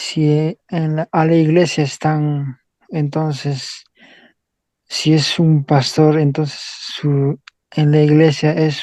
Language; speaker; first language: Spanish; non-native, local second language; Quechua